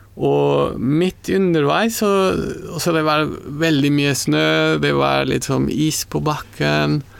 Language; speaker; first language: Norwegian; non-native, fluent; Spanish